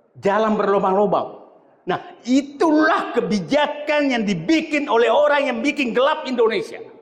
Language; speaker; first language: Indonesian; non-native, local second language; Buginese